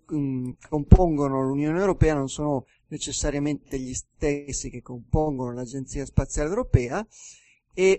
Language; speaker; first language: Italian; native; Italian